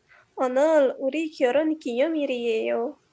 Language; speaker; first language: Korean; non-native, learner; Indonesian